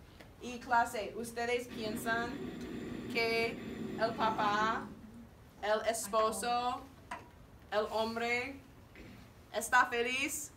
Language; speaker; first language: Spanish; non-native, fluent; English